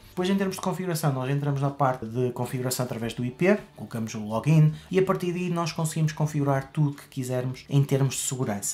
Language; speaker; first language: Portuguese; native; Portuguese